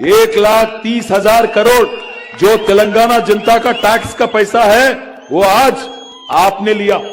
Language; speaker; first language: Hindi; non-native, local second language; Telugu